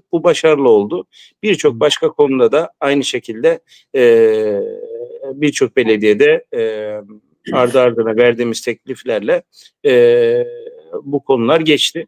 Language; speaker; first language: Turkish; early bilingual, heritage; Turkish